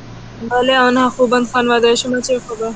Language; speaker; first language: Persian; non-native, learner; Urdu